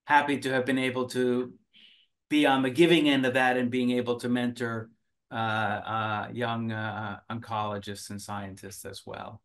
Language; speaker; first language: English; early bilingual, other home language; Finnish